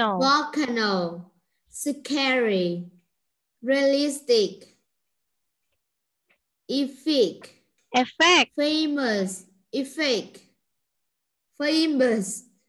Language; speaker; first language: English; non-native, learner; Vietnamese